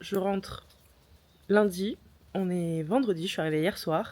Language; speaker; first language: French; native; French